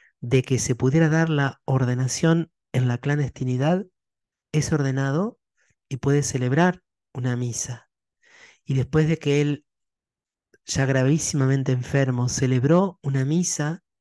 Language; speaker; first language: Spanish; native; Spanish